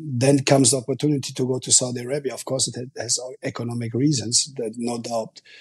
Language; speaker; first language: English; non-native, fluent; German